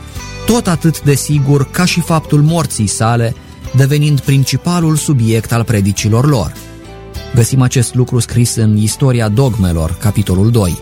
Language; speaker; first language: Romanian; native; Romanian